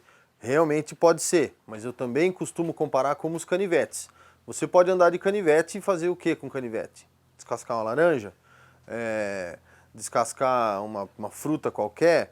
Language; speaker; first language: Portuguese; native; Portuguese